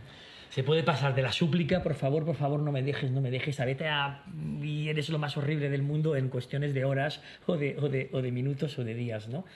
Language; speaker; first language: Spanish; native; Spanish